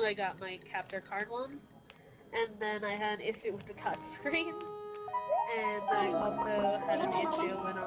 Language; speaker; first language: English; native; English